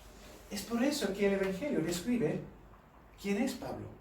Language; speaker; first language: Spanish; non-native, fluent; English